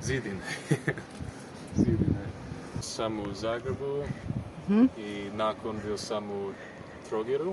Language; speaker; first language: Croatian; non-native, learner; English